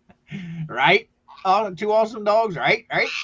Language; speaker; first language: English; native; English